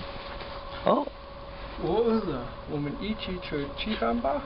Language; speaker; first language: Chinese; non-native, learner; English